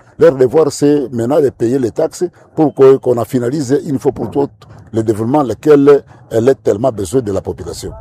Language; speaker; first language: French; non-native, local second language; Nande